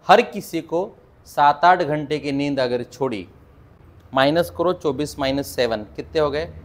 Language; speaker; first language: Hindi; non-native, local second language; Marathi